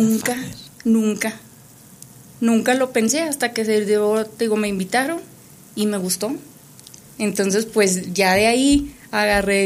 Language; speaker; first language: Spanish; native; Spanish